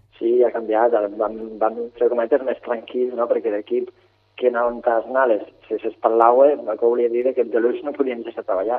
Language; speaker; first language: Catalan; native; Catalan